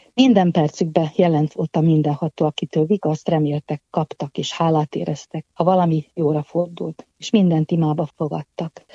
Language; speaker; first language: Hungarian; native; Hungarian